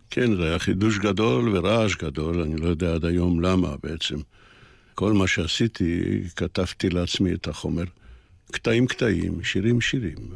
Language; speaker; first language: Hebrew; early bilingual, other home language; Polish